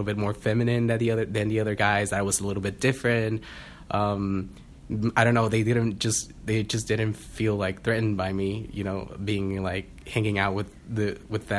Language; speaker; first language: English; non-native, fluent; Spanish